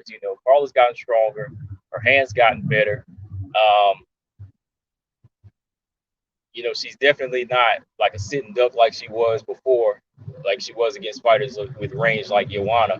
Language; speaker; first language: English; native; English